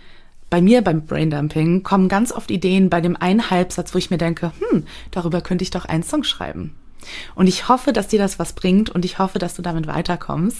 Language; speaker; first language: German; native; German